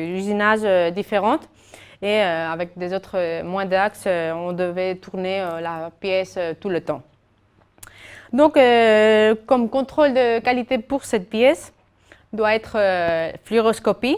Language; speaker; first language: French; non-native, fluent; Spanish